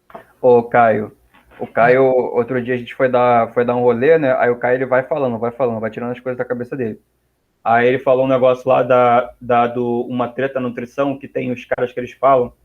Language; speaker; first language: Portuguese; native; Portuguese